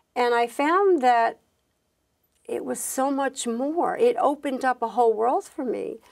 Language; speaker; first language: English; native; English